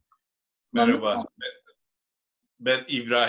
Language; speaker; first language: Turkish; native; Turkish